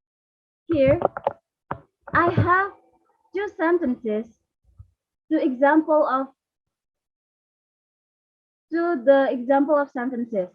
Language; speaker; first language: English; non-native, fluent; Indonesian